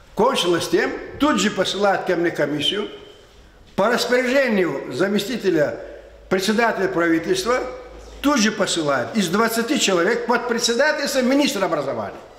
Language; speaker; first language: Russian; non-native, local second language; Lezghian